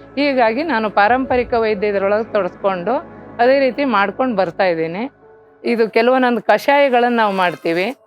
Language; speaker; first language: Kannada; native; Kannada